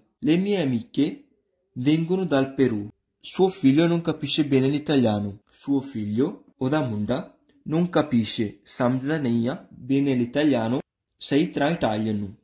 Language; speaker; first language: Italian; non-native, fluent; Punjabi